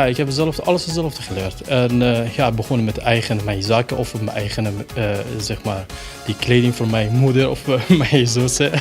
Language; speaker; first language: Dutch; non-native, learner; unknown